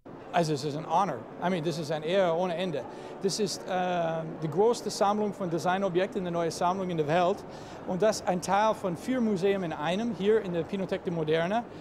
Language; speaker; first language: German; non-native, fluent; English